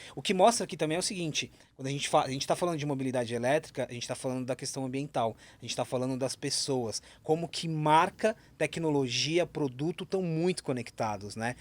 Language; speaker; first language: Portuguese; native; Portuguese